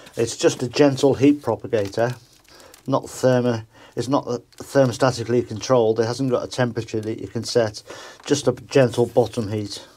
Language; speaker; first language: English; native; English